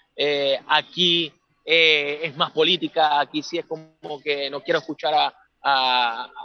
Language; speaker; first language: Spanish; native; Spanish